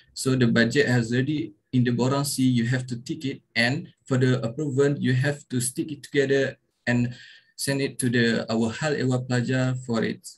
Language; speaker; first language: English; non-native, local second language; Malay